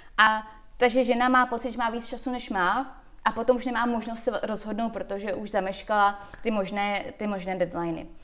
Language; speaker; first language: Czech; early bilingual, heritage; Czech